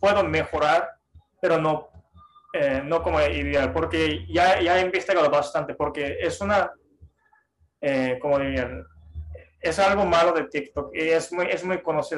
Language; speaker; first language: Spanish; non-native, fluent; Japanese